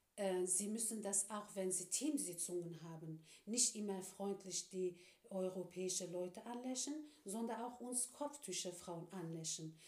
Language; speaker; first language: German; non-native, fluent; Turkish